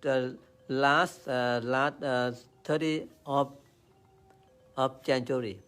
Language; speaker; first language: English; non-native, learner; Thai